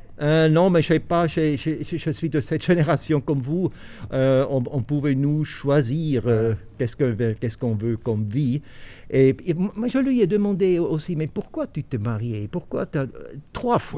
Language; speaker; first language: French; non-native, local second language; German